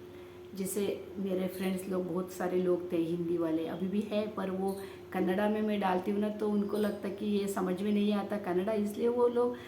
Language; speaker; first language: Hindi; non-native, local second language; Kannada